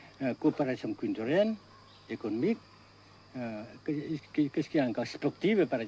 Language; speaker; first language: French; non-native, local second language; Vietnamese